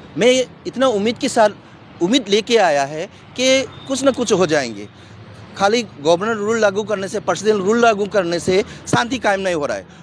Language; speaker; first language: Hindi; non-native, local second language; Manipuri